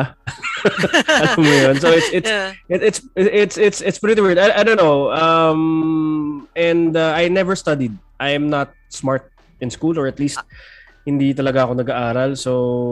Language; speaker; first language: English; non-native, local second language; Filipino